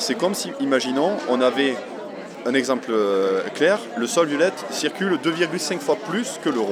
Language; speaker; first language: French; native; French